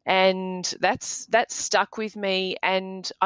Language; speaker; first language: English; native; English